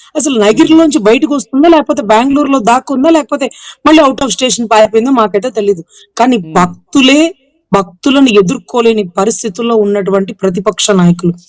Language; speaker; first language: Telugu; native; Telugu